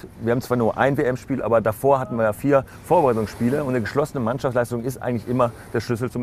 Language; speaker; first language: German; native; German